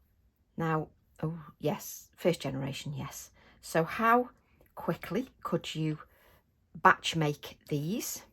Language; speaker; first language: English; native; English